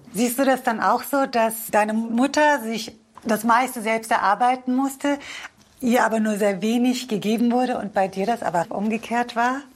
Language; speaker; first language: German; native; German